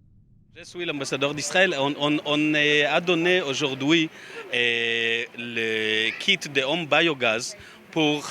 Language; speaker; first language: French; non-native, learner; Hebrew